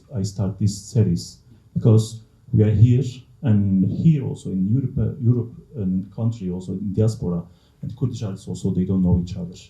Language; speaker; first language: English; non-native, learner; Kurdish